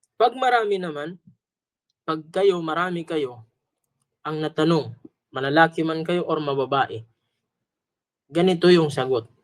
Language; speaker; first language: Filipino; native; Filipino